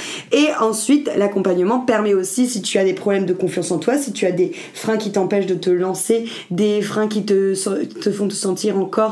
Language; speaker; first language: French; native; French